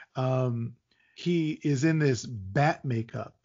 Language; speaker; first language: English; native; English